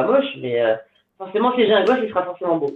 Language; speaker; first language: French; native; French